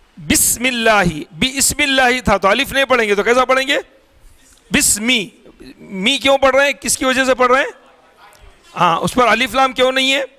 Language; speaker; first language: Urdu; native; Urdu